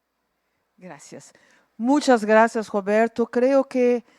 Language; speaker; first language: Spanish; non-native, local second language; Portuguese